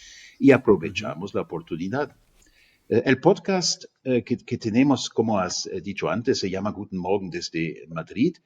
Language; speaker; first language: Spanish; non-native, fluent; German